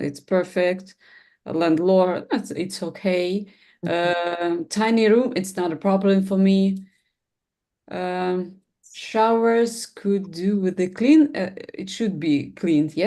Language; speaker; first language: English; non-native, learner; Russian